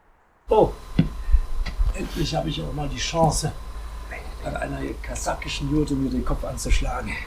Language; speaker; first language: German; native; German